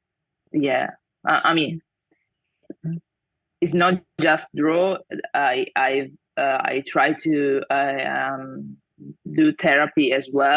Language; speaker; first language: English; non-native, fluent; Italian